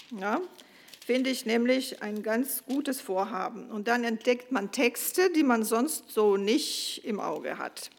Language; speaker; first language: German; non-native, fluent; Croatian